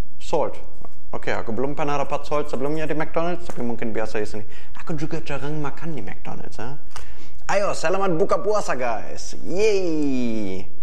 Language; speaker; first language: Indonesian; non-native, fluent; German